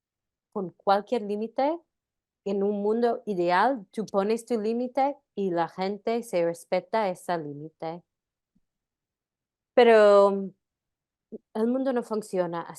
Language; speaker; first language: Spanish; non-native, fluent; English